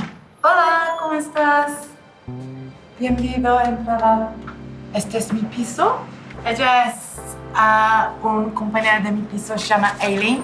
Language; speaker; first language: Spanish; non-native, learner; English